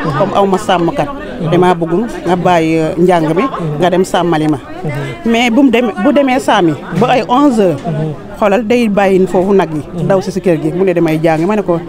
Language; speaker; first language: Wolof; non-native, local second language; Serer